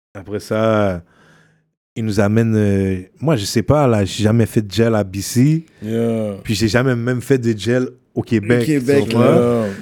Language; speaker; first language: French; native; French